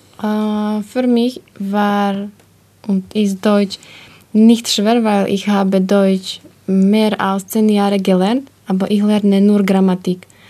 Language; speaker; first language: German; non-native, learner; Slovak